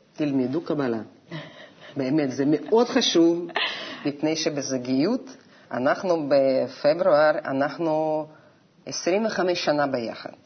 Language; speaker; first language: Hebrew; non-native, fluent; Russian